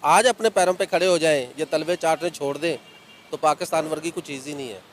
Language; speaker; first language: Urdu; non-native, local second language; Punjabi